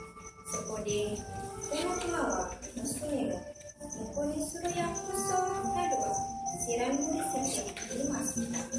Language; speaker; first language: Japanese; non-native, learner; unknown